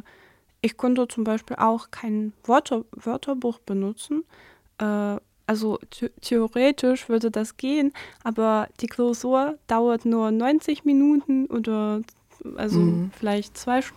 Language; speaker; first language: German; non-native, fluent; Russian